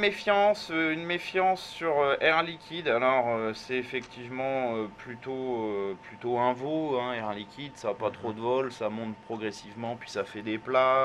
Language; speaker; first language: French; native; French